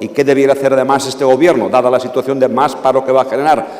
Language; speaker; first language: Spanish; non-native, local second language; Catalan